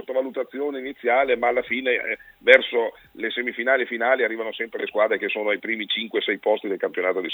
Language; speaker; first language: Italian; native; Italian